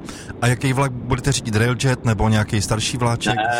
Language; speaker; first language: Czech; native; Czech